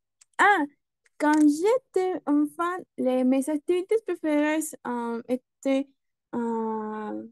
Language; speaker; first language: French; non-native, learner; Spanish